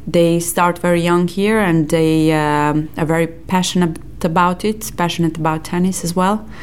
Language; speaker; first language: English; non-native, fluent; Serbian